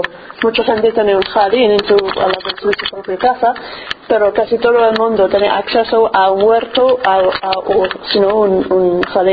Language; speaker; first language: Spanish; non-native, fluent; English